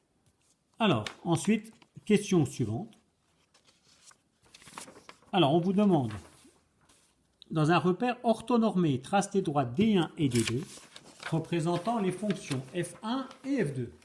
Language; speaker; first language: French; native; French